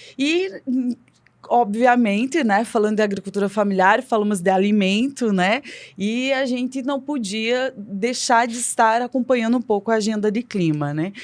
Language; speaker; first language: Portuguese; native; Portuguese